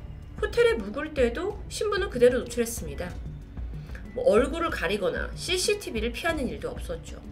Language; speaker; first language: Korean; native; Korean